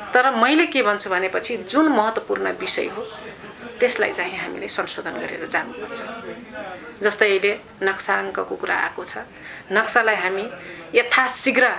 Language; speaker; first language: Nepali; non-native, local second language; Dangaura Tharu